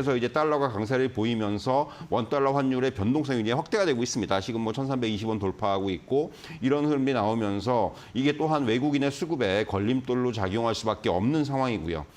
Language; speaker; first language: Korean; native; Korean